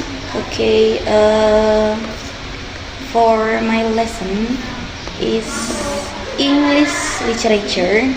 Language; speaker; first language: English; non-native, fluent; Indonesian